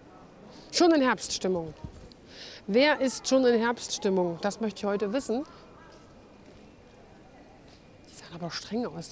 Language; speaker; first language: German; native; German